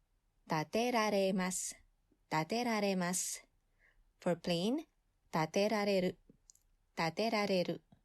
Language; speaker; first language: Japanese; non-native, fluent; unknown